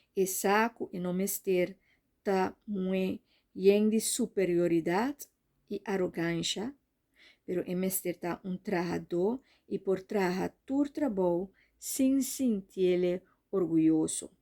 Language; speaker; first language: Portuguese; non-native, learner; Papiamento